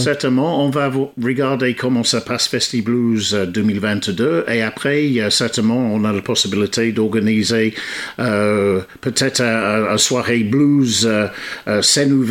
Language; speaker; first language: French; non-native, fluent; English